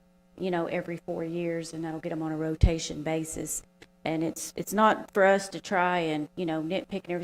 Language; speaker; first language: English; native; English